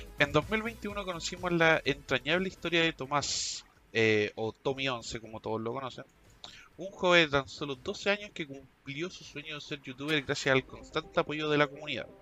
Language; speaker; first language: Spanish; native; Spanish